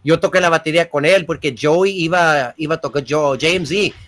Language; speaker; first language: Spanish; early bilingual, other home language; English